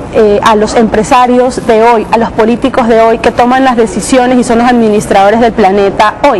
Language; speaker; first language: Spanish; native; Spanish